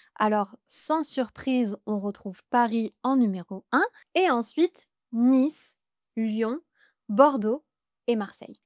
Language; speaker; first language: French; native; French